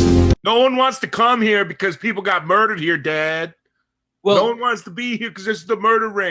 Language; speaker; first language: English; native; English